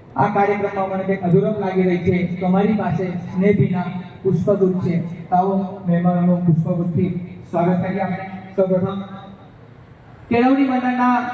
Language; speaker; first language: Gujarati; native; Gujarati